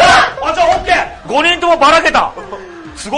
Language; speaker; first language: Japanese; native; Japanese